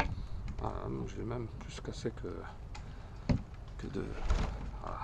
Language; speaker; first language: French; native; French